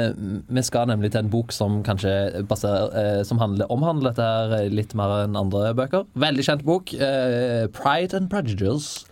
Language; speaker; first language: Norwegian; native; Norwegian